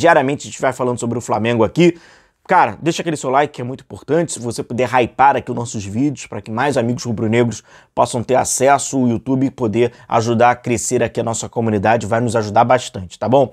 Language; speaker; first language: Portuguese; native; Portuguese